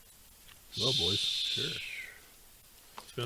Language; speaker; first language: English; native; English